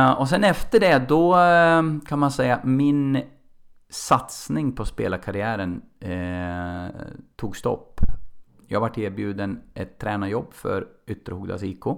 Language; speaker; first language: Swedish; native; Swedish